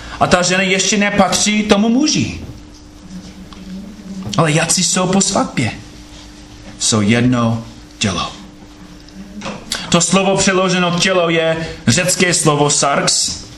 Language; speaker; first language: Czech; non-native, fluent; English